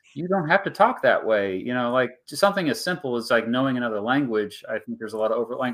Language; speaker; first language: English; native; English